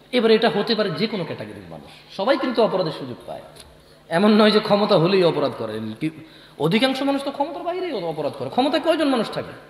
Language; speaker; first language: Bangla; early bilingual, heritage; Bangla